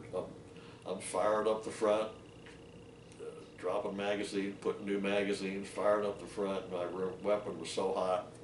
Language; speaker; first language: English; native; English